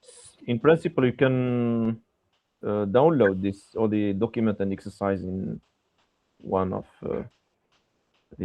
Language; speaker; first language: English; non-native, fluent; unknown